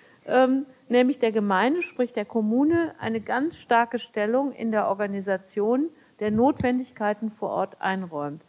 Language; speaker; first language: German; native; German